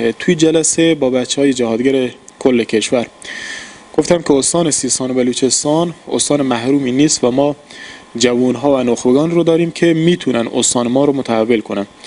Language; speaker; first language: Persian; non-native, local second language; Baluchi